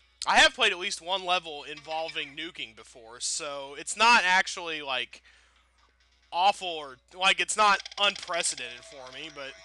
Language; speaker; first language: English; native; English